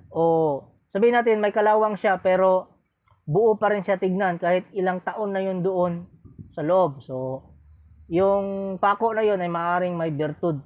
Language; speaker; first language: Filipino; non-native, local second language; Cebuano